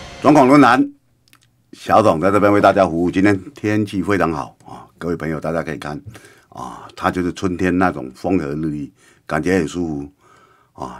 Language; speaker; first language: Chinese; native; Chinese